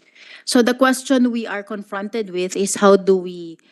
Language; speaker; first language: English; non-native, local second language; Filipino